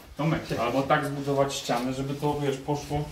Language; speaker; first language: Polish; native; Polish